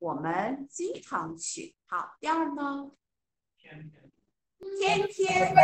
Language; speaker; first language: Chinese; non-native, fluent; English